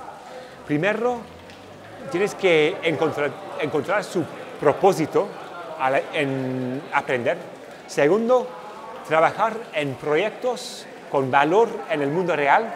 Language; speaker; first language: Spanish; non-native, fluent; English